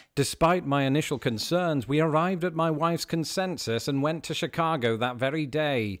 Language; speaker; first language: English; native; English